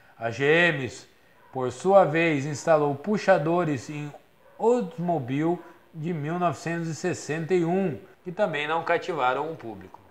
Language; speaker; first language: Portuguese; native; Portuguese